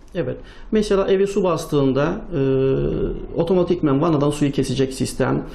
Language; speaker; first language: Turkish; native; Turkish